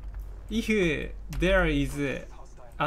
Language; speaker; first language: English; non-native, learner; Japanese